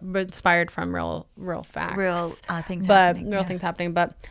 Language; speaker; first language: English; early bilingual, other home language; Spanish